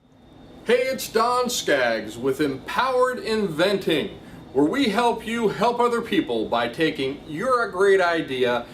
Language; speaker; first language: English; native; English